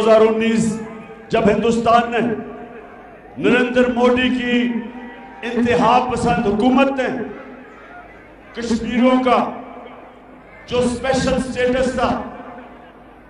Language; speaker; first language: Urdu; native; Urdu